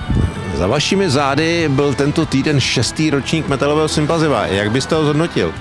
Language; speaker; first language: Czech; native; Czech